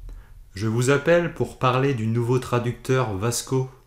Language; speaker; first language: French; native; French